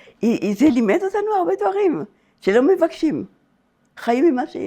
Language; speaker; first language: Hebrew; non-native, fluent; French